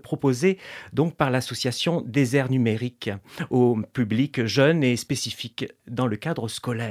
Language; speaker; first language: French; native; French